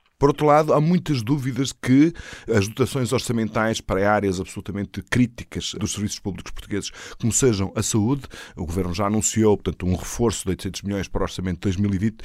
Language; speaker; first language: Portuguese; native; Portuguese